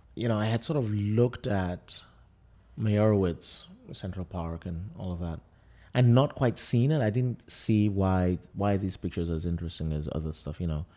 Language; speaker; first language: English; non-native, local second language; Yoruba